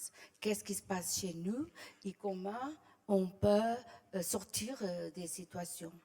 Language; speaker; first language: French; non-native, fluent; Portuguese